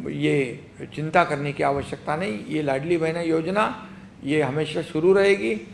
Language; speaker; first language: Hindi; non-native, local second language; Marathi